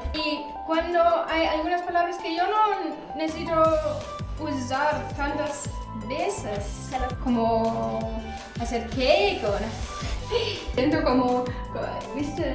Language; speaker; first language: Spanish; non-native, fluent; German